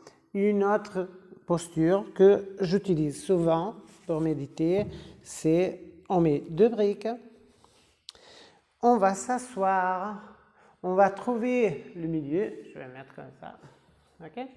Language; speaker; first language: French; non-native, fluent; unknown